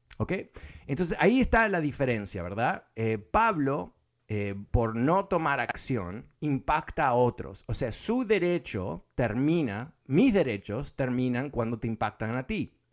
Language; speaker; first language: Spanish; early bilingual, other home language; English